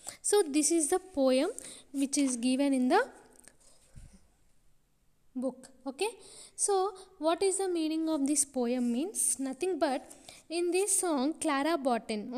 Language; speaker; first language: English; non-native, local second language; Telugu